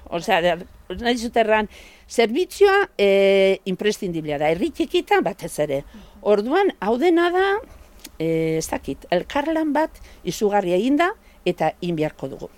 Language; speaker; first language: Basque; native; Basque